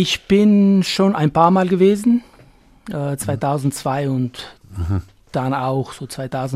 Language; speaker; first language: German; non-native, fluent; Albanian